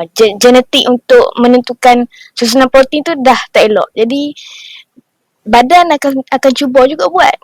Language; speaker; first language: Malay; native; Malay